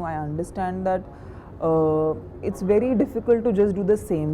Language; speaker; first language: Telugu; non-native, local second language; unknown